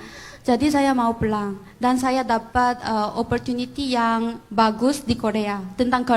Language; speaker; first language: Indonesian; non-native, fluent; Korean